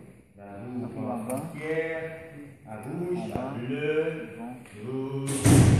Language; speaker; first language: French; non-native, learner; Dutch